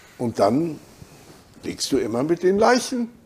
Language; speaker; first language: German; native; German